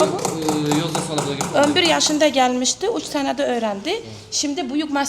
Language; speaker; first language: Turkish; non-native, learner; Uzbek